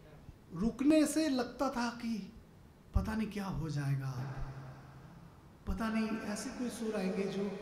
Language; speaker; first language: Hindi; native; Hindi